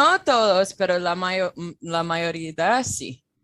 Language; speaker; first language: Spanish; non-native, fluent; English